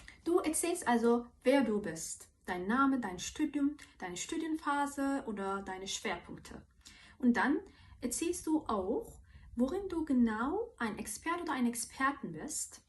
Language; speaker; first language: German; non-native, fluent; Turkish